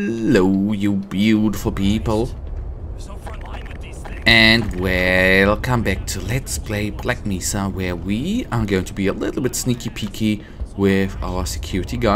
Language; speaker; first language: English; non-native, fluent; German